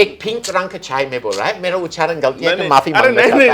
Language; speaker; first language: Hindi; non-native, fluent; English